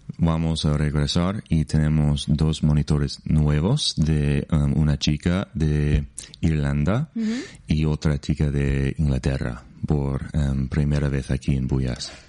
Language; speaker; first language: Spanish; non-native, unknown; English